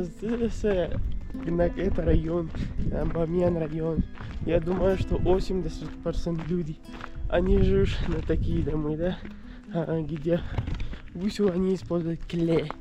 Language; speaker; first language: Russian; non-native, learner; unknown